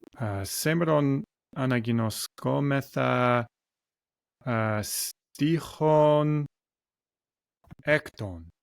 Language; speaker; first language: Greek; non-native, learner; English